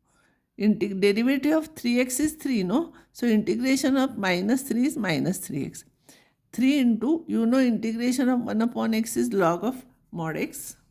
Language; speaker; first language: English; non-native, local second language; Marathi